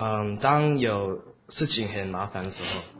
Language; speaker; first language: Chinese; early bilingual, heritage; Chinese